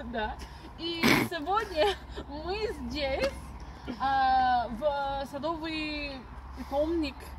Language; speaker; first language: Russian; non-native, learner; English